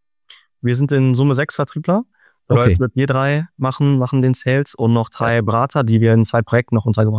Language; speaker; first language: German; native; German